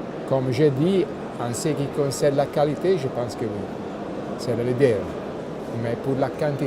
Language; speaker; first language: French; non-native, fluent; Italian